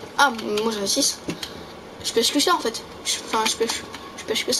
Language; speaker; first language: French; native; French